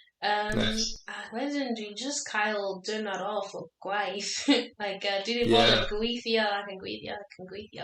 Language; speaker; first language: Welsh; non-native, learner; English